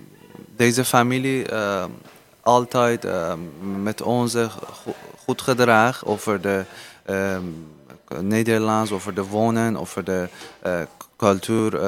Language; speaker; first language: Dutch; non-native, learner; Persian